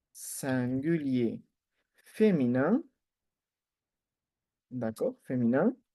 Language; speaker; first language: French; non-native, fluent; Spanish